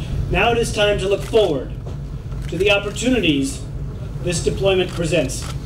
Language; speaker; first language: English; native; English